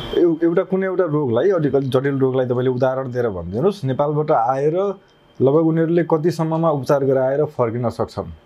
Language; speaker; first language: Nepali; native; Nepali